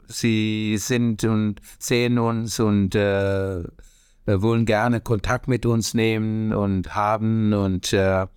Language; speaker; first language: German; non-native, learner; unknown